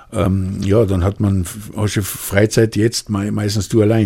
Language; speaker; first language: German; native; German